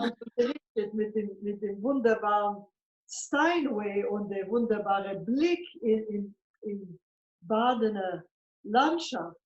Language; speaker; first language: German; non-native, fluent; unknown